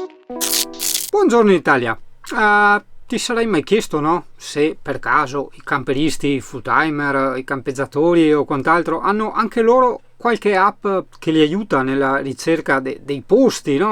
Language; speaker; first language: Italian; native; Italian